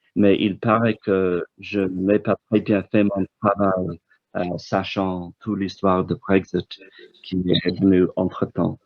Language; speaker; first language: French; non-native, fluent; English